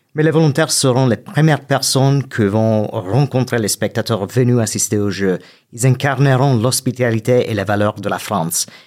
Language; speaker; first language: French; non-native, fluent; English